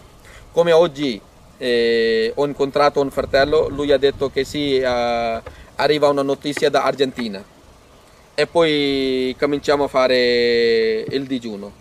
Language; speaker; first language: Italian; non-native, fluent; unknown